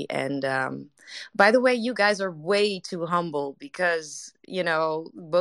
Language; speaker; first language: English; non-native, fluent; Dutch